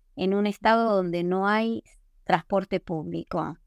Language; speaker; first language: Spanish; native; Spanish